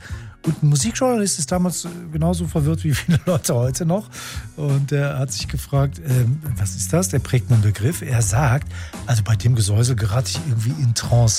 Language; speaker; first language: German; native; German